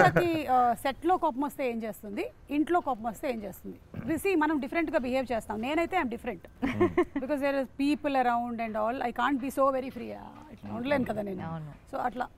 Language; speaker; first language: Telugu; native; Telugu